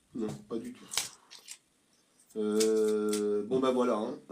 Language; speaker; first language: French; native; French